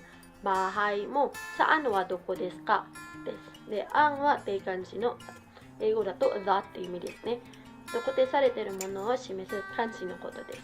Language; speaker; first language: Japanese; non-native, fluent; Cebuano